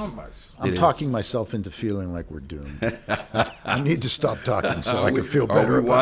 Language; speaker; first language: English; native; English